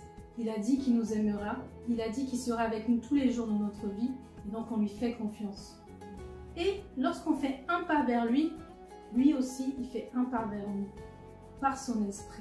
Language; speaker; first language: French; native; French